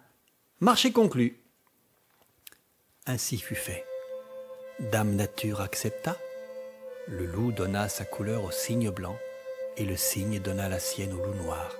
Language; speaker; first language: French; native; French